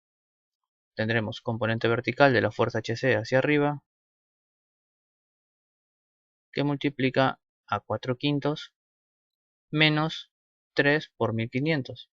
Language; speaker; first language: Spanish; native; Spanish